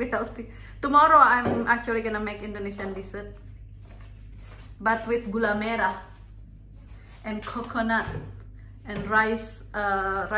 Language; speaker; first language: English; non-native, fluent; Indonesian